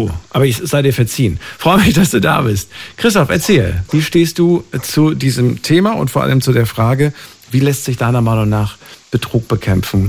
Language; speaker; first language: German; native; German